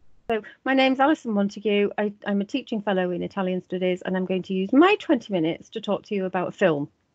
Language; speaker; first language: English; native; English